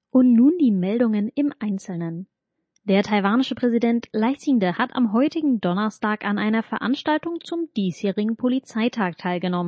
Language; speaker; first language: German; native; German